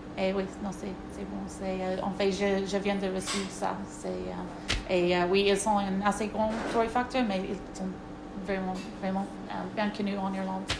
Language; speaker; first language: French; non-native, learner; English